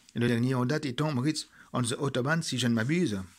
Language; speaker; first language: French; native; French